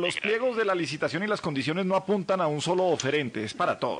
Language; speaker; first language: Spanish; native; Spanish